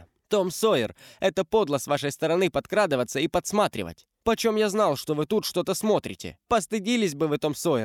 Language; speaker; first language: Russian; native; Russian